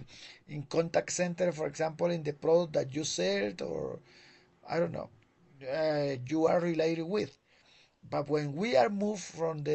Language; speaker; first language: English; non-native, learner; Spanish